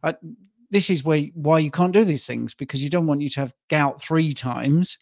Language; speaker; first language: English; native; English